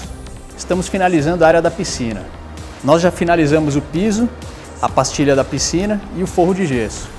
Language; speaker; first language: Portuguese; native; Portuguese